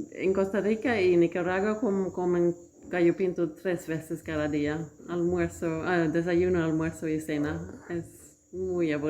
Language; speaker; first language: Spanish; non-native, learner; Swedish